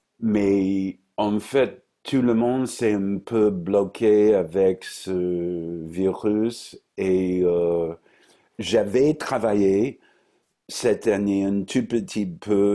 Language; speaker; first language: French; non-native, fluent; English